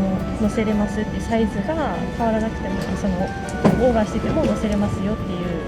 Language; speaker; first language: Japanese; native; Japanese